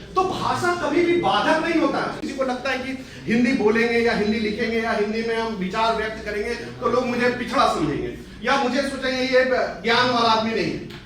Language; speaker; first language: Hindi; native; Hindi